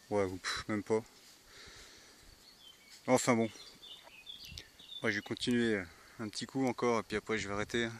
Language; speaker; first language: French; native; French